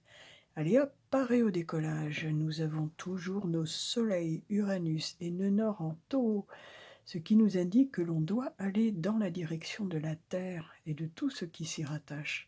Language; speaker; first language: French; native; French